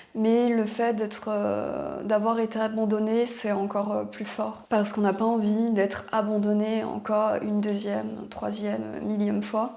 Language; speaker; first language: French; native; French